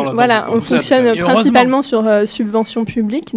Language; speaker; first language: French; native; French